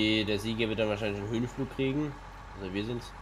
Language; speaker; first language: German; native; German